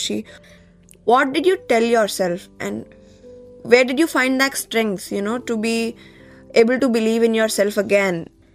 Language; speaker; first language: English; non-native, local second language; Telugu